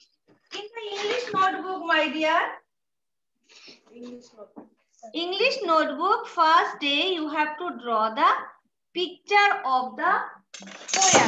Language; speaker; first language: English; non-native, learner; Bangla